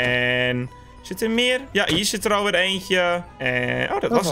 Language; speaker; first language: Dutch; native; Dutch